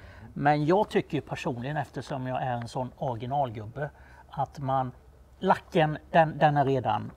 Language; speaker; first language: Swedish; native; Swedish